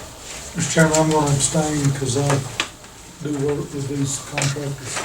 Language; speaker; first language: English; native; English